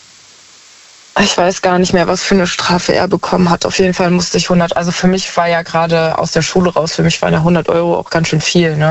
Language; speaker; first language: German; native; German